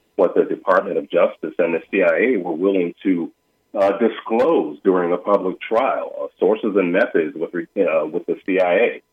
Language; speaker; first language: English; native; English